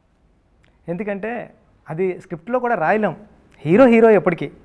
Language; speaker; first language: Telugu; native; Telugu